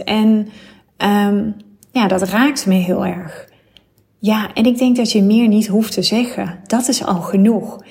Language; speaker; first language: Dutch; native; Dutch